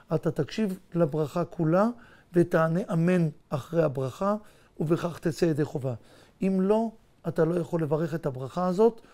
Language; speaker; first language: Hebrew; native; Hebrew